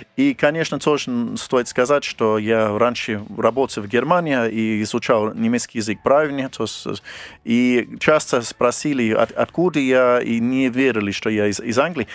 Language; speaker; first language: Russian; non-native, fluent; English